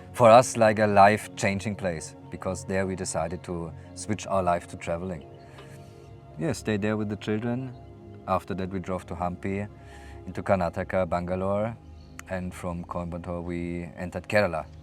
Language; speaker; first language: English; non-native, fluent; German